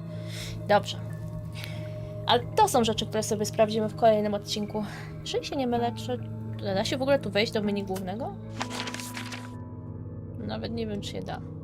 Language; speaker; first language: Polish; native; Polish